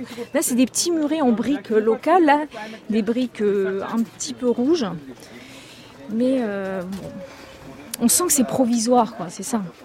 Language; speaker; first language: French; native; French